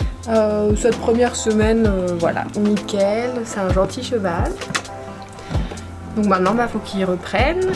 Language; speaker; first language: French; native; French